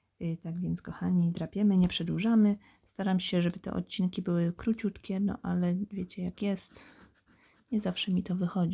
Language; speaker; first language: Polish; native; Polish